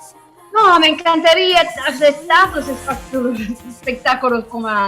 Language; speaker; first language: Spanish; non-native, learner; English